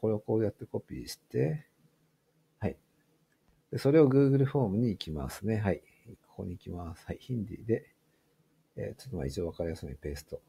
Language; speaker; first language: Japanese; native; Japanese